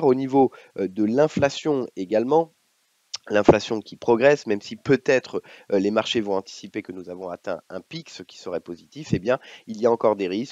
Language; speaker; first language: French; native; French